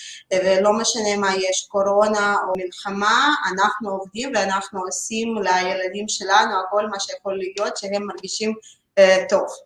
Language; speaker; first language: Hebrew; non-native, learner; Russian